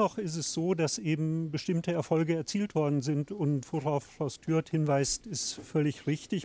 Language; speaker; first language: German; native; German